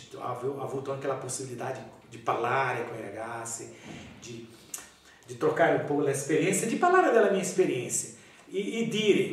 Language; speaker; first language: Italian; non-native, learner; Portuguese